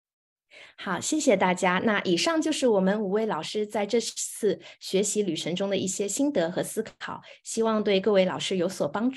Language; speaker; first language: Chinese; native; Chinese